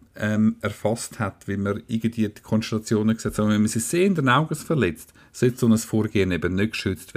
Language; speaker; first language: German; native; German